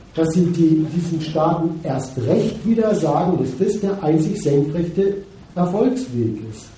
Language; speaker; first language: German; native; German